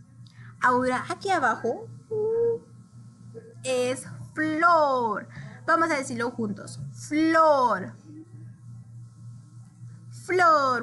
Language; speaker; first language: Spanish; early bilingual, heritage; English